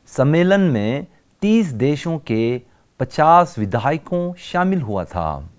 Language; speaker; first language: Hindi; non-native, local second language; Tibetan